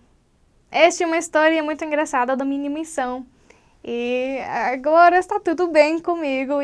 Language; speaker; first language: Portuguese; non-native, learner; English